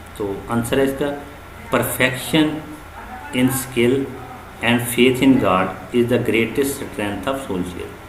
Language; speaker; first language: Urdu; non-native, local second language; Punjabi